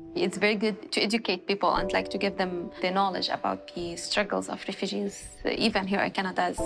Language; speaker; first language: English; non-native, fluent; Arabic